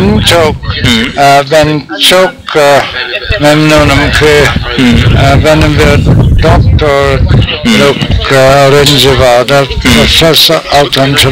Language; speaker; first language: Turkish; non-native, learner; English